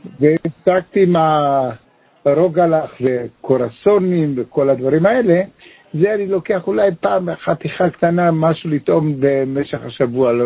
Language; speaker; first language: Hebrew; native; Hebrew